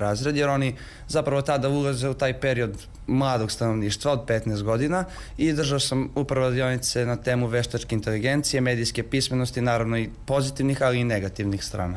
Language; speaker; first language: Serbian; native; Serbian